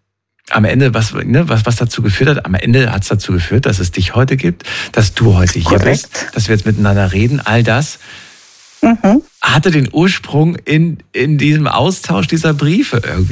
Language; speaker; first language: German; native; German